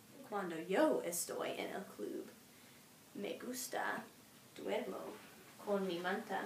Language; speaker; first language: Spanish; non-native, learner; English